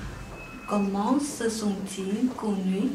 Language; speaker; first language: French; non-native, learner; Vietnamese